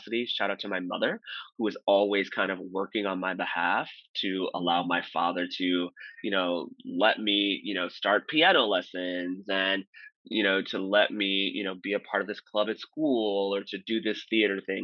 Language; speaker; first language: English; native; English